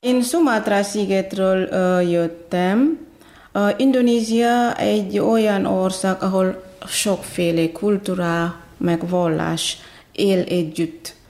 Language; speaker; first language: Hungarian; non-native, fluent; Batak Toba